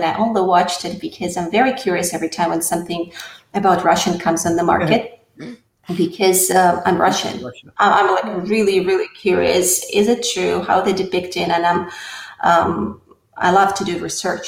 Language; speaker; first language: English; non-native, fluent; Russian